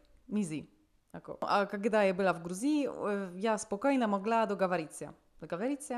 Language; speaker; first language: Russian; non-native, learner; Polish